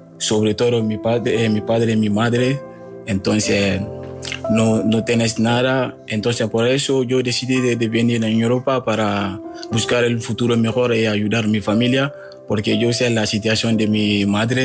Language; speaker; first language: Spanish; non-native, learner; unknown